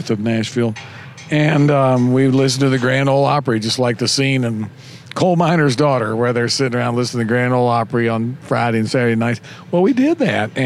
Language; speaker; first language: English; native; English